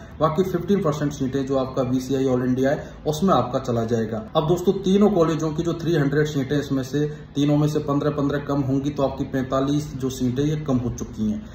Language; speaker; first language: Hindi; native; Hindi